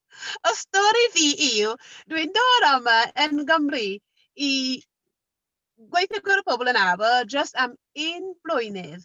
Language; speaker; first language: Welsh; non-native, learner; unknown